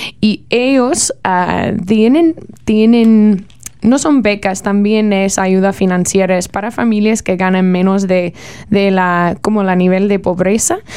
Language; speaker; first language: Spanish; non-native, learner; English